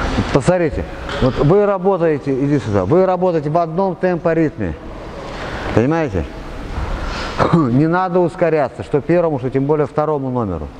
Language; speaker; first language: Russian; native; Russian